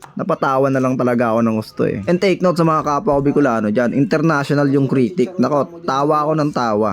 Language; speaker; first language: Filipino; non-native, local second language; Bikol